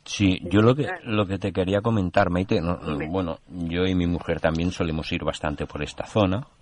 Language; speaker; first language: Spanish; non-native, local second language; Catalan